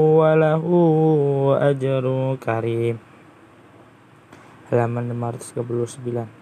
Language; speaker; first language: Arabic; non-native, learner; Indonesian